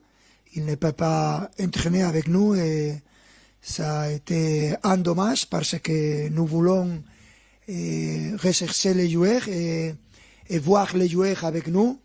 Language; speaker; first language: French; non-native, fluent; Spanish